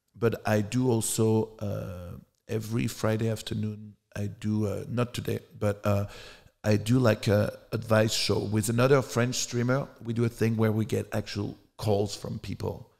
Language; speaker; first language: English; non-native, fluent; French